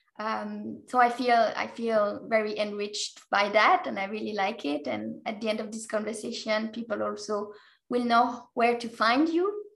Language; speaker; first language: English; non-native, fluent; French